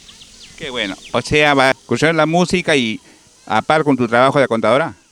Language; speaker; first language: Spanish; native; Spanish